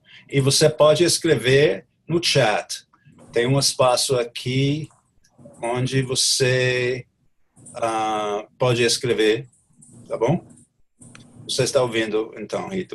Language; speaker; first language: Portuguese; non-native, fluent; English